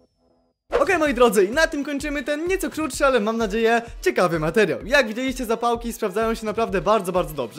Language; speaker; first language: Polish; native; Polish